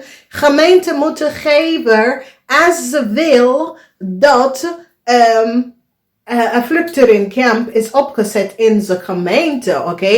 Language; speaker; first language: Dutch; non-native, fluent; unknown